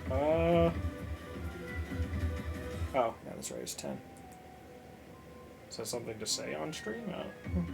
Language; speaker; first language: English; native; English